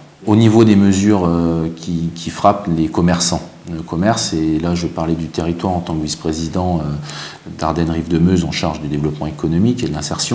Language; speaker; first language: French; native; French